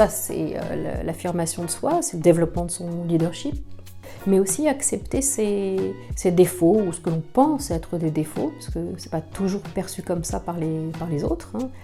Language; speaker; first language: French; native; French